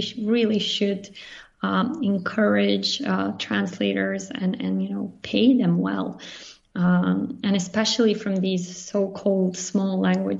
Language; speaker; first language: English; non-native, fluent; Bosnian